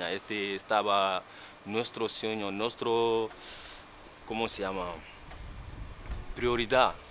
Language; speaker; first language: Spanish; non-native, learner; Bambara